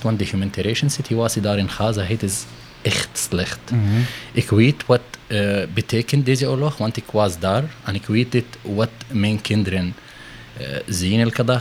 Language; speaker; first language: Dutch; non-native, learner; Arabic